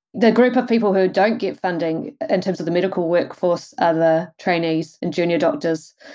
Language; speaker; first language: English; native; English